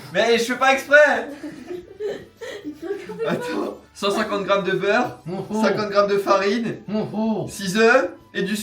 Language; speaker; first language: French; native; French